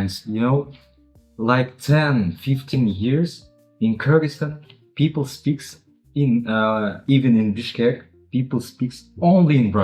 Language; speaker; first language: English; non-native, learner; Kyrgyz